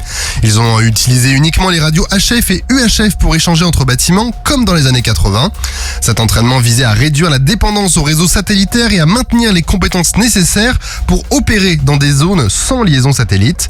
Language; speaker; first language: French; native; French